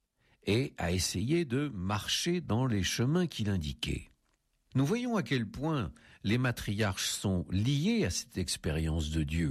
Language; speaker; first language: French; native; French